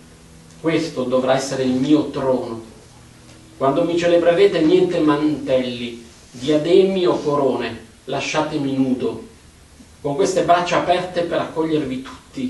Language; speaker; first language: Italian; native; Italian